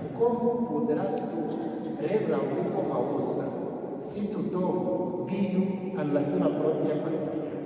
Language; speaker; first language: Catalan; non-native, fluent; Kinyarwanda